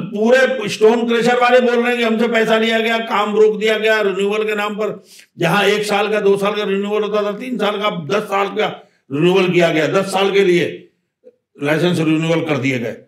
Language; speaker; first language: Hindi; native; Hindi